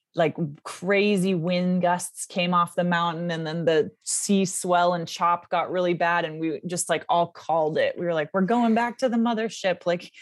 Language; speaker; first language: English; native; English